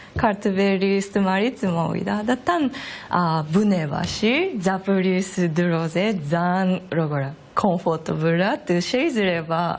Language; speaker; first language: Georgian; non-native, learner; Japanese